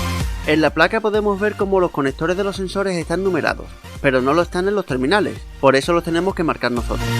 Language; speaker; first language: Spanish; native; Spanish